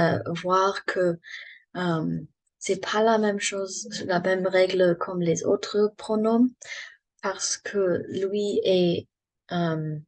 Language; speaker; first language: French; non-native, learner; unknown